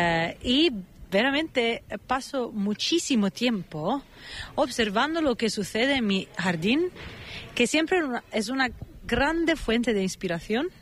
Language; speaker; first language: Spanish; non-native, fluent; Italian